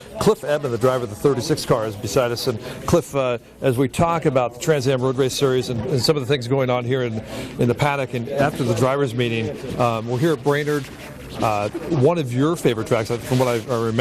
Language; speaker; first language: English; native; English